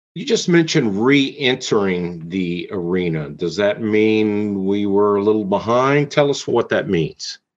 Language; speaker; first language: English; native; English